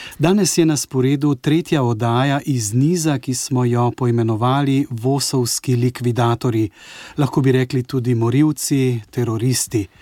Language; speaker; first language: Slovenian; native; Slovenian